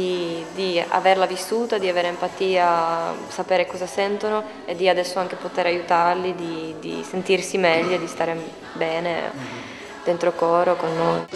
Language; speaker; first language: Italian; non-native, fluent; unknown